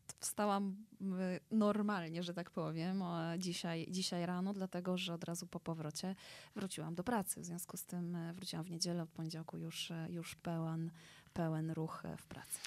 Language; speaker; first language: Polish; native; Polish